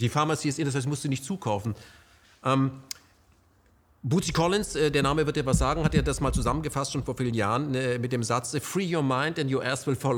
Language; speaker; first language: German; native; German